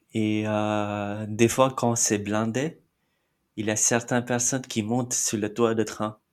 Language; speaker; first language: French; non-native, fluent; Marathi